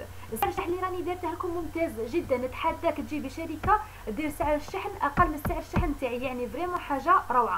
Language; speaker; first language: Arabic; native; Arabic